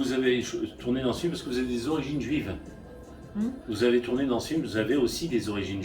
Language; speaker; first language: French; native; French